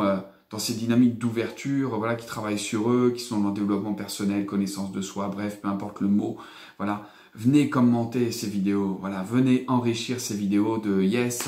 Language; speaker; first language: French; native; French